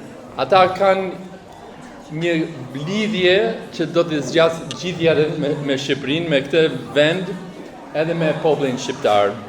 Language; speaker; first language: Albanian; non-native, fluent; English